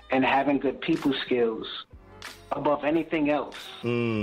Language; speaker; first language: English; native; English